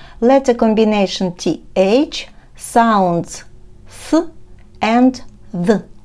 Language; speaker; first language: English; non-native, fluent; Ukrainian